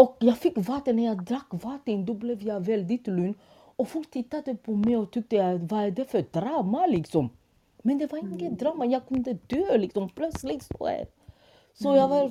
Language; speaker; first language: Swedish; non-native, fluent; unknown